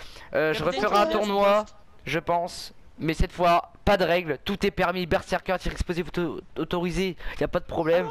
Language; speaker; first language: French; native; French